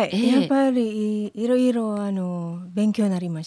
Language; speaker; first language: Japanese; non-native, learner; Filipino